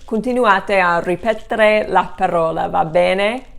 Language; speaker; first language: Italian; non-native, fluent; English